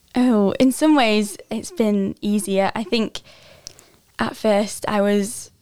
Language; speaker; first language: English; native; English